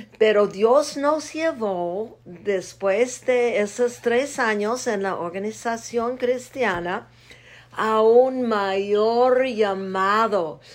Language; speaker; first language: Spanish; non-native, fluent; English